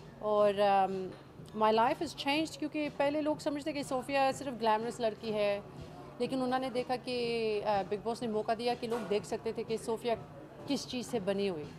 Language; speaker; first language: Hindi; early bilingual, heritage; English